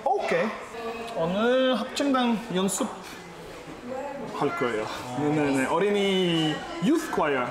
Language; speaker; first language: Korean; non-native, learner; Latvian